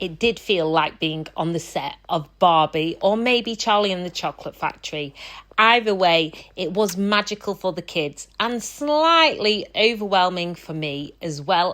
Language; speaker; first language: English; native; English